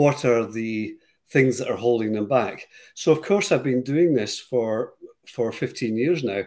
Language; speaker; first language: English; native; English